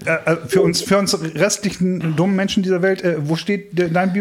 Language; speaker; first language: German; native; German